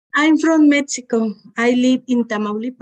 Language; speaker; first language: English; non-native, learner; Spanish